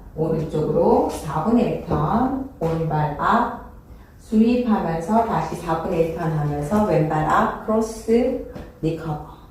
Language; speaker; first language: Korean; native; Korean